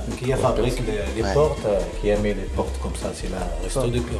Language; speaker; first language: French; non-native, local second language; Arabic